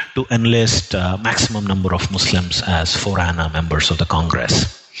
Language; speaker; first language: English; non-native, local second language; Telugu